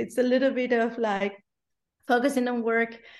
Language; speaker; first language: English; non-native, fluent; Spanish